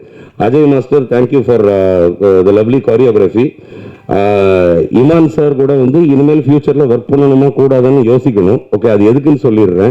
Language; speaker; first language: Tamil; native; Tamil